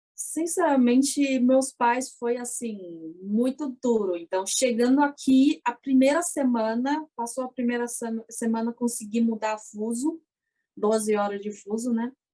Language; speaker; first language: Portuguese; early bilingual, other home language; Chinese